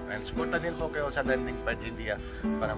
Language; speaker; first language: Filipino; non-native, learner; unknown